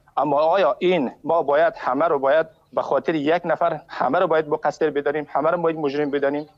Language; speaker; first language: Persian; native; Persian